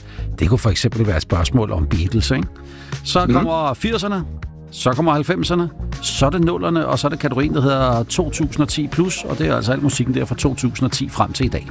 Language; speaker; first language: Danish; native; Danish